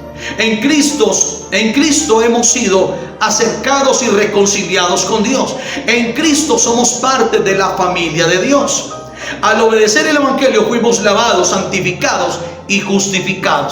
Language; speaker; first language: Spanish; native; Spanish